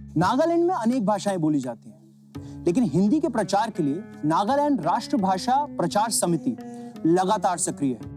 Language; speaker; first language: Hindi; native; Hindi